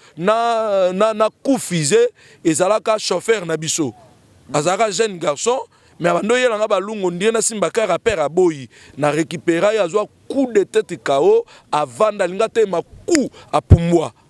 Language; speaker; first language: Lingala; native; Lingala